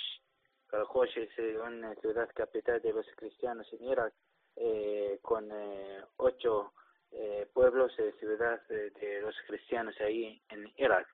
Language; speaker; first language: Spanish; non-native, learner; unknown